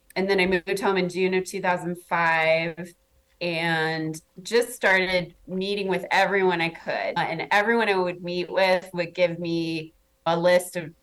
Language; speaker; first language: English; native; English